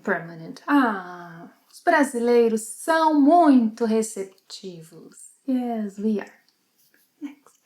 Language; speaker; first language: Portuguese; native; Portuguese